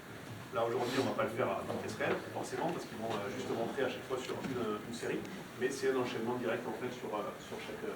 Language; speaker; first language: French; native; French